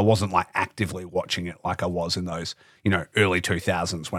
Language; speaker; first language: English; native; English